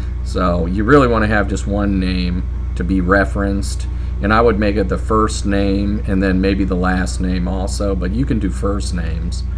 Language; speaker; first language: English; native; English